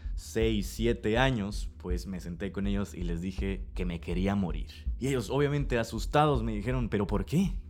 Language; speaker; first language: Spanish; native; Spanish